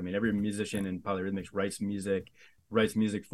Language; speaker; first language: English; native; English